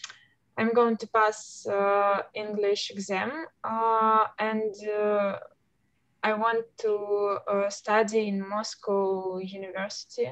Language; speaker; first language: English; non-native, learner; Russian